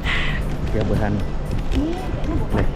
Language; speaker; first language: Indonesian; non-native, learner; Lao